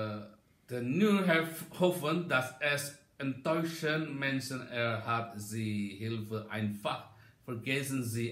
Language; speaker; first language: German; non-native, learner; Indonesian